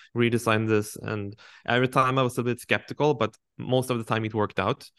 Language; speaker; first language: English; non-native, fluent; Swedish